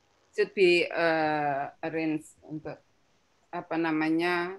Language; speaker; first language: Indonesian; non-native, local second language; Javanese